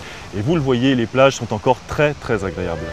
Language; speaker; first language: French; native; French